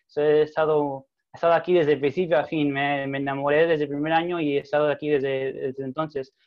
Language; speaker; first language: Spanish; early bilingual, heritage; Spanish